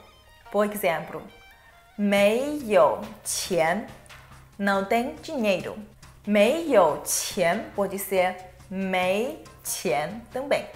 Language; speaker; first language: Portuguese; non-native, fluent; Chinese